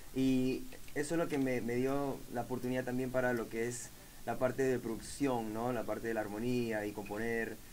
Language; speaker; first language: Spanish; early bilingual, heritage; Spanish